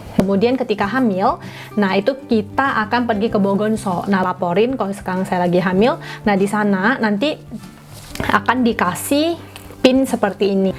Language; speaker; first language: Indonesian; native; Indonesian